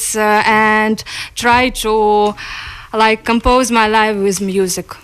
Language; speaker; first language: English; non-native, learner; Ukrainian